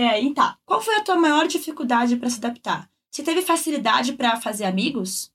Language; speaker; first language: Portuguese; native; Portuguese